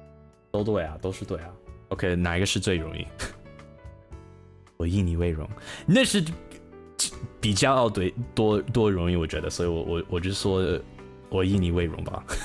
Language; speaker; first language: Chinese; non-native, learner; English